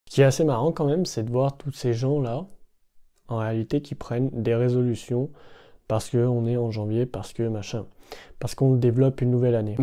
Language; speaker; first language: French; native; French